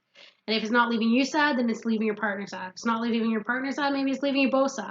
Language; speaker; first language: English; native; English